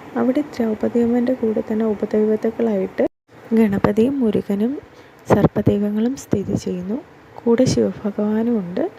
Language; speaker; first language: Malayalam; native; Malayalam